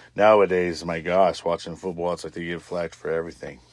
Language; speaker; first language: English; native; English